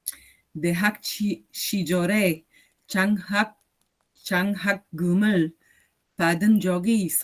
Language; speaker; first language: Korean; non-native, learner; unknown